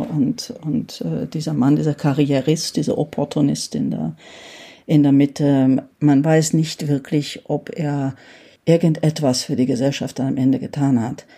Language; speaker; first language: German; early bilingual, heritage; Hungarian